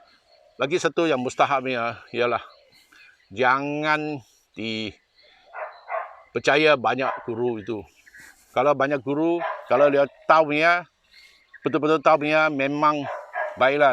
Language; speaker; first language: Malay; non-native, local second language; Chinese